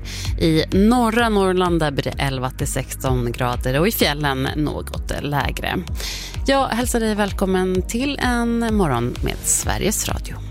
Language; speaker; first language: Swedish; native; Swedish